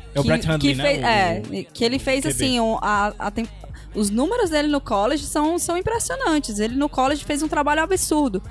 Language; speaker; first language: Portuguese; native; Portuguese